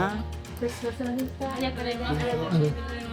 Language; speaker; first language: Japanese; non-native, learner; English